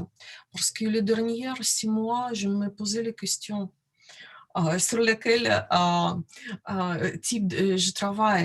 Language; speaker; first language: French; non-native, learner; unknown